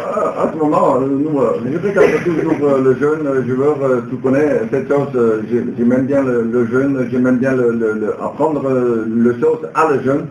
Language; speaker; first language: French; non-native, learner; Dutch